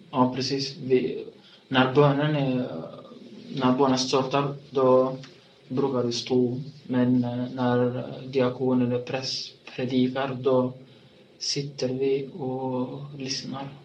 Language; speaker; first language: Swedish; non-native, fluent; Tigrinya